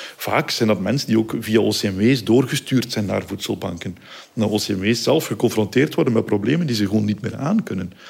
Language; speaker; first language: Dutch; native; Dutch